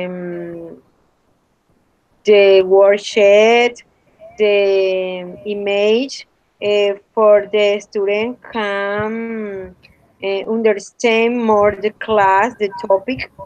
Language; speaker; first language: English; non-native, learner; Spanish